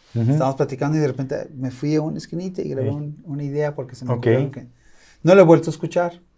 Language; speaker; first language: Spanish; native; Spanish